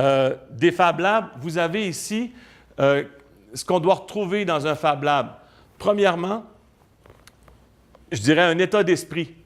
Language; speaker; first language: French; native; French